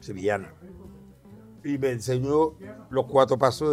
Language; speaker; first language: Spanish; non-native, fluent; Haitian Creole